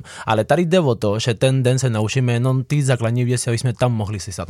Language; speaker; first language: Czech; non-native, fluent; Spanish